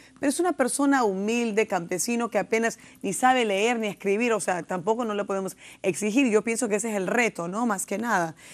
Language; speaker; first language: Spanish; early bilingual, heritage; Spanish